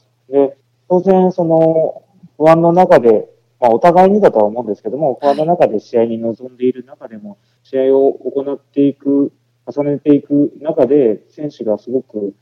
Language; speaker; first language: Japanese; native; Japanese